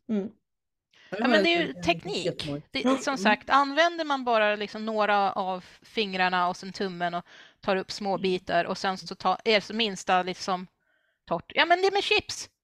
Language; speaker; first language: Swedish; early bilingual, other home language; English